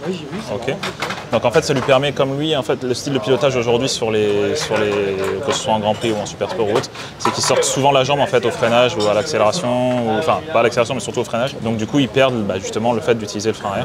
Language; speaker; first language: French; native; French